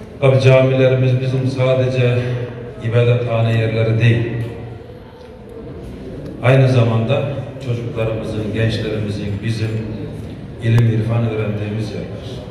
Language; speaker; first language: Turkish; native; Turkish